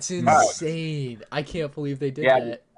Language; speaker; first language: English; native; English